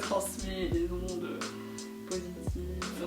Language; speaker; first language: French; native; French